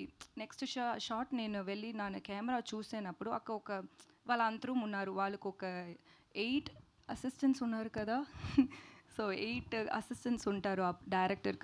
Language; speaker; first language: Telugu; non-native, learner; Tamil